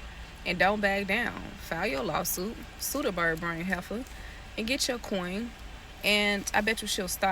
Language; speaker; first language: English; native; English